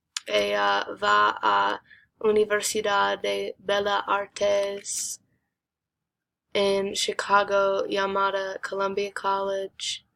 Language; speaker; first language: Spanish; non-native, learner; English